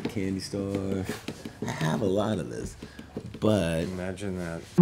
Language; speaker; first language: English; native; English